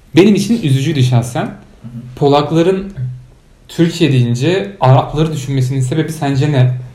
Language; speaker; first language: Turkish; native; Turkish